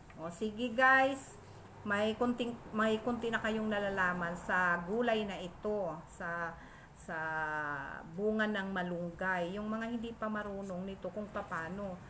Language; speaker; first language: Filipino; non-native, local second language; Masbatenyo